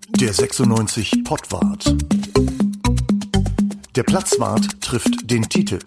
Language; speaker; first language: German; native; German